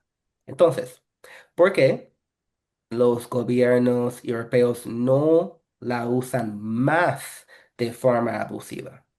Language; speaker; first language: Spanish; non-native, fluent; English